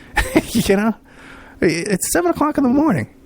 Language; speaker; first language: English; native; English